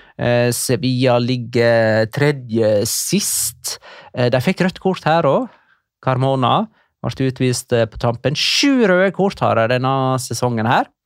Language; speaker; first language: Norwegian; native; Norwegian